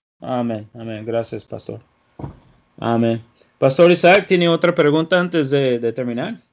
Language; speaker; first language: Spanish; non-native, fluent; English